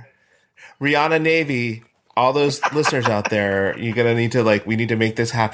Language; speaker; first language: English; native; English